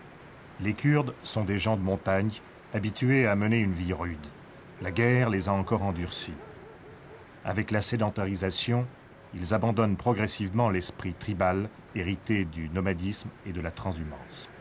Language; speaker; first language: French; native; French